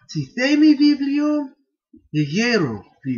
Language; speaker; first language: Greek; non-native, fluent; English